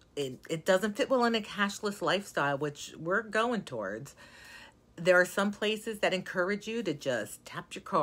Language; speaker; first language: English; native; English